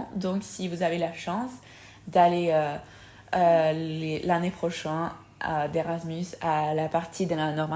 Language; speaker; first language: French; non-native, fluent; Spanish